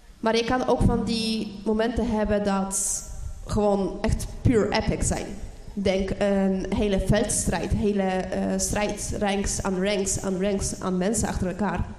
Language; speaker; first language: Dutch; non-native, fluent; Polish